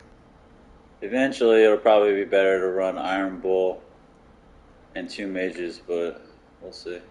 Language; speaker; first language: English; native; English